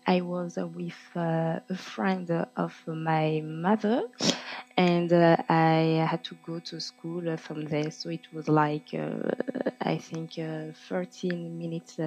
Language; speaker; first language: English; non-native, fluent; French